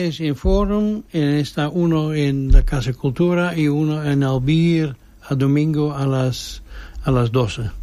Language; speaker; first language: Spanish; non-native, learner; Dutch